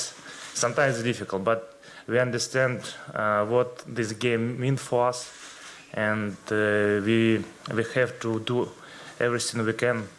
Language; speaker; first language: English; non-native, learner; Ukrainian